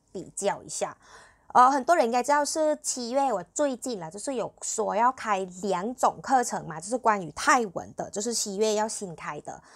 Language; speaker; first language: Chinese; non-native, fluent; Thai